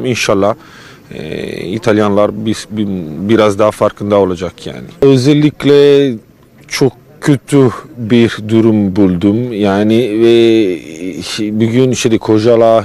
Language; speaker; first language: Turkish; non-native, fluent; Italian